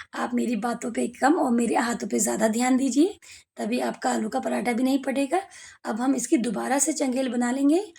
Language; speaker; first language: Hindi; native; Hindi